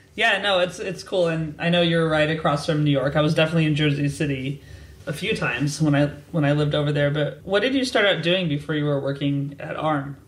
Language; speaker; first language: English; native; English